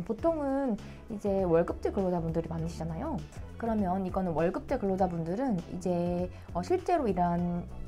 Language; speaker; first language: Korean; native; Korean